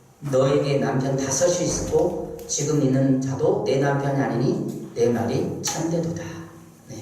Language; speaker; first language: Korean; native; Korean